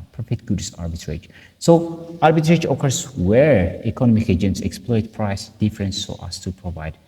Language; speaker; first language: English; non-native, local second language; Amharic